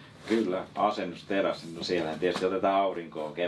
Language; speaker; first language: Finnish; native; Finnish